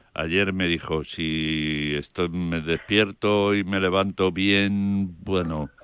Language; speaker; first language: Spanish; native; Spanish